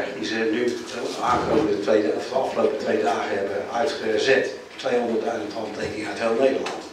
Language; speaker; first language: Dutch; native; Dutch